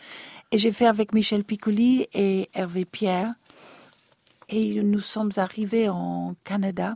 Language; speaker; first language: French; non-native, learner; English